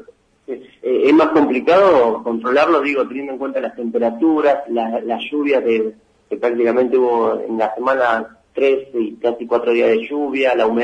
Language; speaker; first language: Spanish; native; Spanish